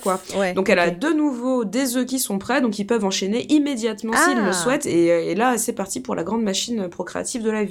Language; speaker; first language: French; native; French